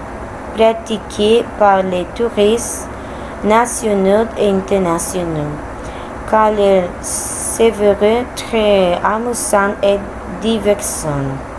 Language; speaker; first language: French; non-native, learner; Spanish